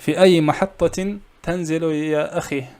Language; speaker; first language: Arabic; non-native, fluent; Kazakh